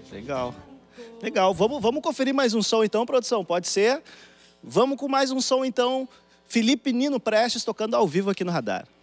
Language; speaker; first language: Portuguese; native; Portuguese